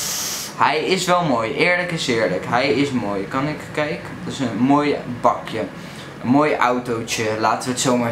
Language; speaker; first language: Dutch; native; Dutch